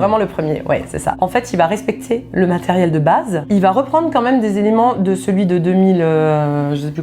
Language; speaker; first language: French; native; French